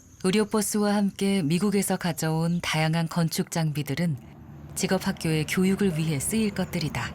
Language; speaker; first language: Korean; native; Korean